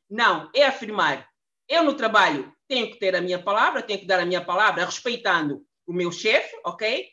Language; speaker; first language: Portuguese; native; Portuguese